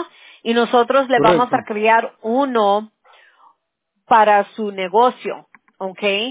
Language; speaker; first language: Spanish; non-native, local second language; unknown